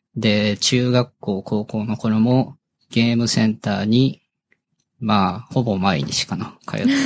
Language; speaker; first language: Japanese; native; Japanese